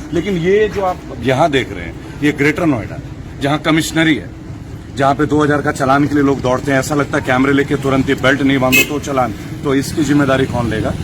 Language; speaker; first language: Hindi; non-native, local second language; Bangla